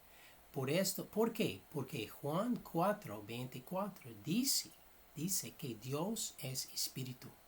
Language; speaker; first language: Spanish; non-native, fluent; English